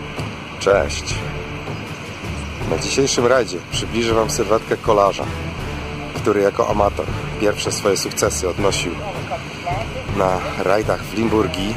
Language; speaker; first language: Polish; native; Polish